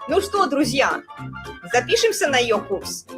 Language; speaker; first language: Russian; native; Russian